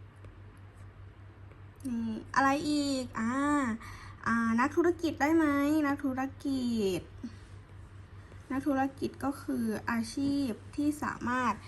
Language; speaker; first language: Thai; native; Thai